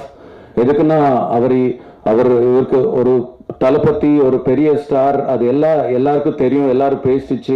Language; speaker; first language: Tamil; non-native, learner; Telugu